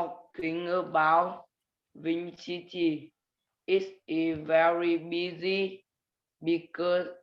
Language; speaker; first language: English; non-native, learner; Vietnamese